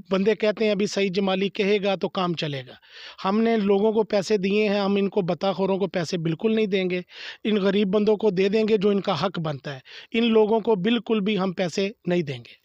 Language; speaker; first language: Urdu; non-native, local second language; Sindhi